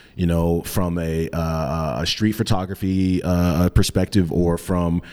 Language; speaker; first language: English; native; English